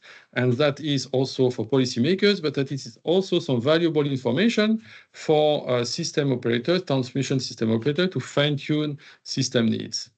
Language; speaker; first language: English; non-native, fluent; French